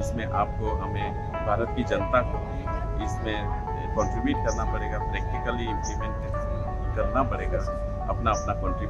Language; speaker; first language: Hindi; native; Hindi